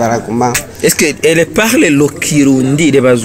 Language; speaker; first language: French; non-native, learner; Rundi